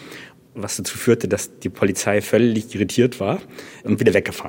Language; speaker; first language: German; native; German